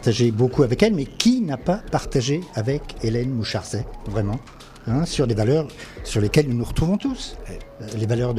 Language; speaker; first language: French; non-native, local second language; Catalan